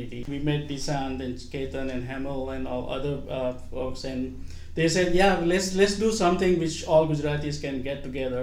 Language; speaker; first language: English; non-native, local second language; Gujarati